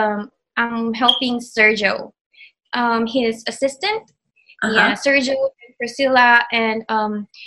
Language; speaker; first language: English; non-native, local second language; Filipino